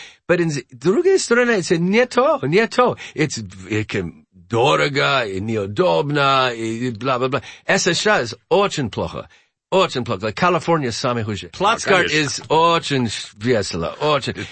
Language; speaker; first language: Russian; non-native, learner; English